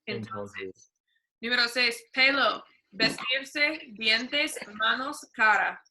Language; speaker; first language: Spanish; non-native, fluent; English